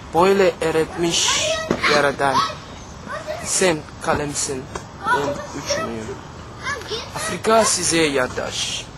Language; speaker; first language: Turkish; non-native, fluent; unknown